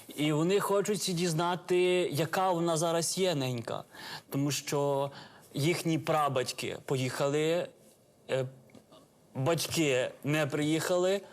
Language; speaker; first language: Ukrainian; early bilingual, heritage; Ukrainian